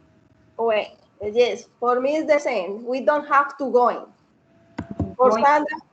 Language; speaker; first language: English; non-native, learner; Spanish